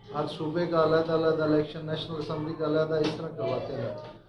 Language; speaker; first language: Urdu; non-native, local second language; Punjabi